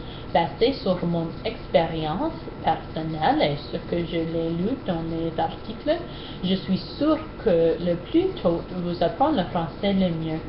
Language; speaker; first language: French; non-native, learner; English